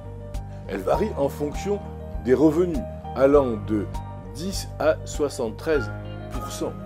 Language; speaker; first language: French; native; French